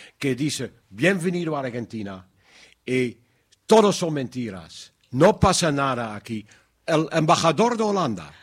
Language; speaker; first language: Spanish; non-native, learner; Dutch